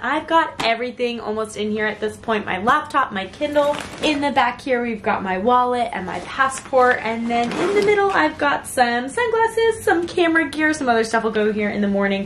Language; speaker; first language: English; native; English